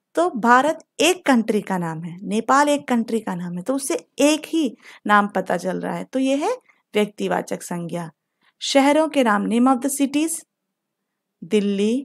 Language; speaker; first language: Hindi; non-native, local second language; Telugu